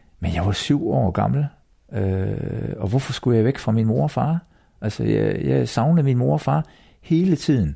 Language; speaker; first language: Danish; native; Danish